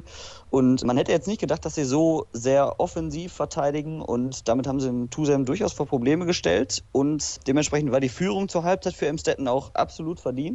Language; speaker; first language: German; native; German